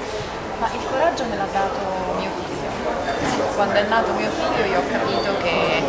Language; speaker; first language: Italian; native; Italian